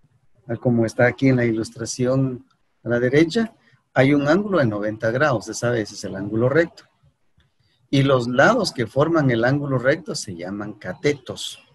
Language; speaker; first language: Spanish; native; Spanish